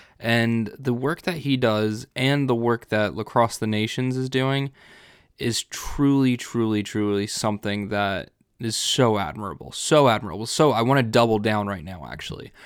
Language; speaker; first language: English; native; English